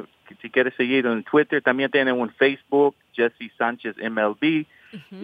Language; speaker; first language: Spanish; early bilingual, heritage; English